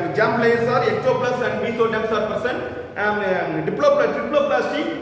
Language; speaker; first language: English; non-native, local second language; Tamil